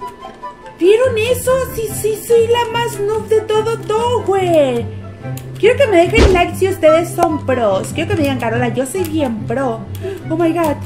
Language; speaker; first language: Spanish; native; Spanish